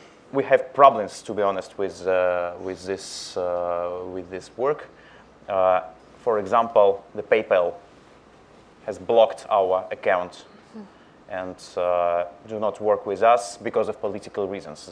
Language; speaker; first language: English; non-native, learner; Russian